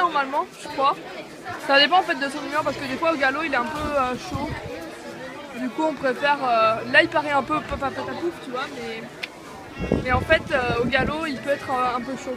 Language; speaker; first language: French; native; French